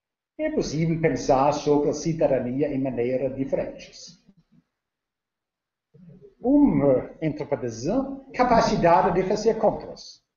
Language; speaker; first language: Portuguese; non-native, learner; Danish